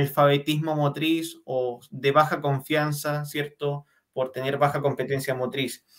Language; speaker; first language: Spanish; native; Spanish